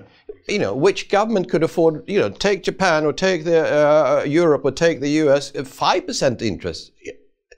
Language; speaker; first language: English; non-native, fluent; Swedish